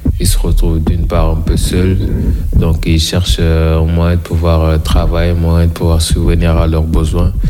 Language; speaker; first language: French; non-native, local second language; Wolof